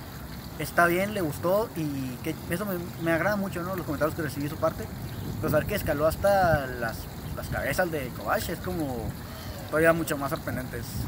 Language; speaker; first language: Spanish; native; Spanish